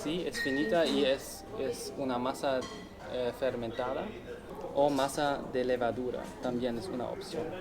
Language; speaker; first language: Spanish; non-native, learner; German